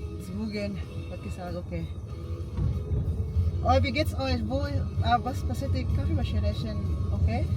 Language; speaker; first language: German; non-native, learner; Filipino